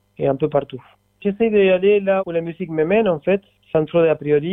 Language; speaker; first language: French; non-native, fluent; Spanish